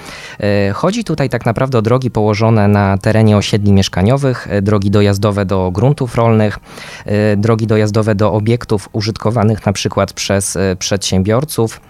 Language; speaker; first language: Polish; native; Polish